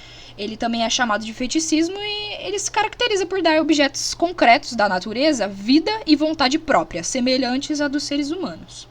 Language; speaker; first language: Portuguese; native; Portuguese